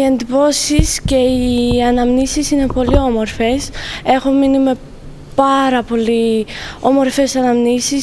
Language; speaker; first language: Greek; non-native, fluent; Romanian